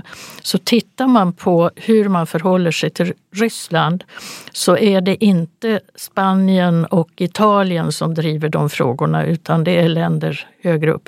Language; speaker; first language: Swedish; native; Swedish